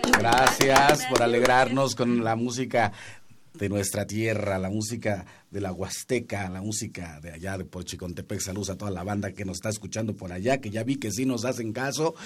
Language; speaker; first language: Spanish; non-native, local second language; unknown